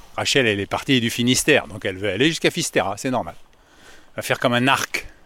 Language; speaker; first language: French; native; French